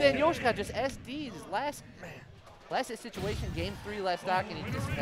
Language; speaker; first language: English; native; English